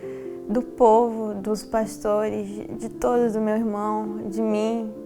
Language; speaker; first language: Portuguese; early bilingual, heritage; Portuguese